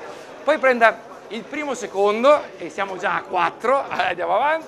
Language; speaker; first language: Italian; native; Italian